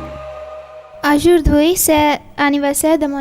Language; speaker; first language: French; non-native, learner; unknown